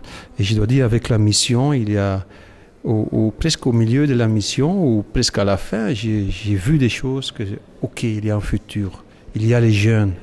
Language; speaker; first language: French; non-native, local second language; Dutch